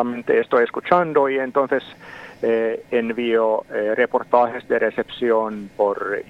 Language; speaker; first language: Spanish; non-native, fluent; Finnish